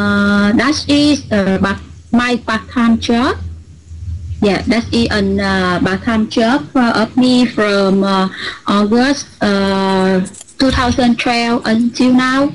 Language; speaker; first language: English; non-native, learner; Vietnamese